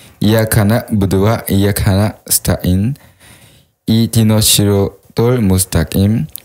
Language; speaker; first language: Indonesian; non-native, fluent; Korean